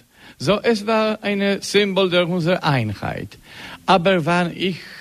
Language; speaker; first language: German; non-native, learner; Polish